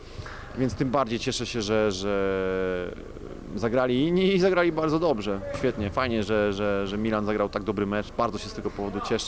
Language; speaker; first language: Polish; native; Polish